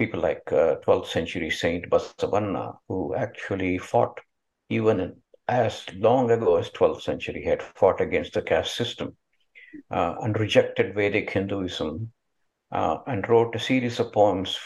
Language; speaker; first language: English; non-native, local second language; Kannada